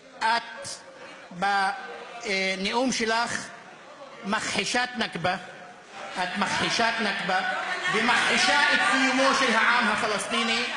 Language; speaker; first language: Hebrew; non-native, local second language; Arabic